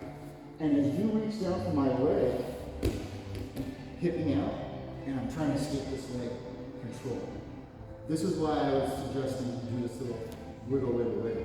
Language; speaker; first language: English; native; English